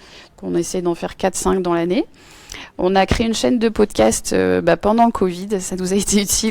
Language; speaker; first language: French; native; French